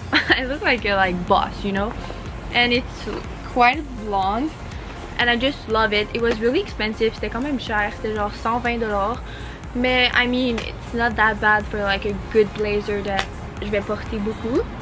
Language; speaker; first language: English; non-native, learner; French